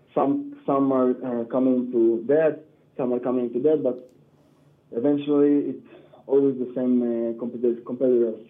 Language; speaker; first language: English; non-native, learner; Hebrew